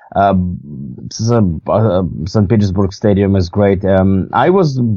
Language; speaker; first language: English; non-native, fluent; Russian